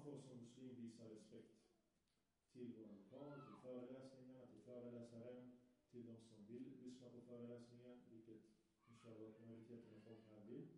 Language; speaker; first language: Swedish; early bilingual, other home language; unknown